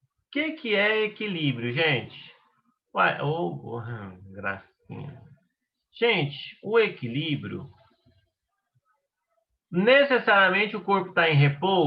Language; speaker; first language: Portuguese; native; Portuguese